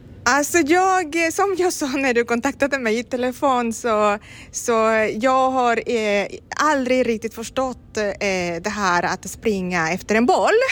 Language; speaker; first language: Swedish; non-native, fluent; Spanish